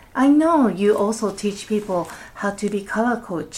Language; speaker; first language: English; non-native, fluent; Japanese